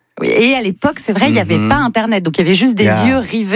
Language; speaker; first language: French; native; French